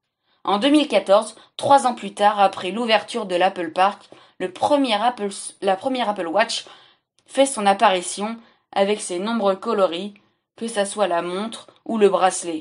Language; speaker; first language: French; native; French